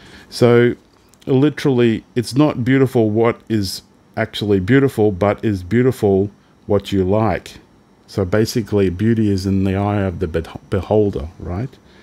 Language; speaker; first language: English; early bilingual, other home language; Italian